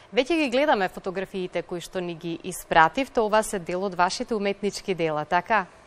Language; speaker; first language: Macedonian; native; Macedonian